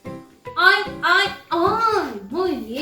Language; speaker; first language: Spanish; native; Spanish